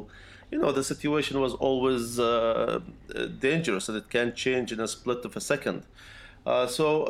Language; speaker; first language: English; non-native, fluent; Arabic